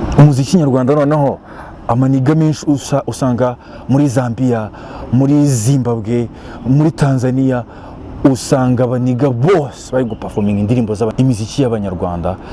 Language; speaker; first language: Kinyarwanda; native; Kinyarwanda